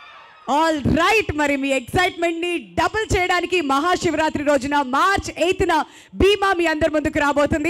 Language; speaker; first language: Telugu; native; Telugu